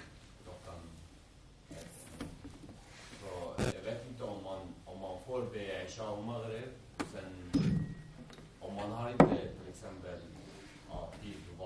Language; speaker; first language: Swedish; non-native, learner; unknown